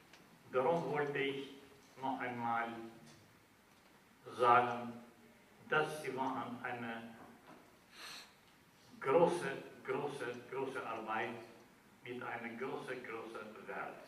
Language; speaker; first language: German; non-native, fluent; Albanian